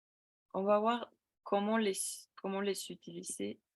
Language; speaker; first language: French; non-native, fluent; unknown